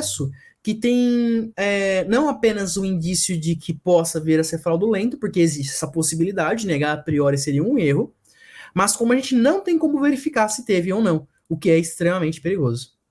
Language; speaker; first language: Portuguese; native; Portuguese